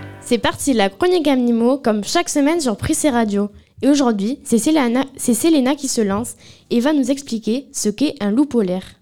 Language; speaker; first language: French; native; French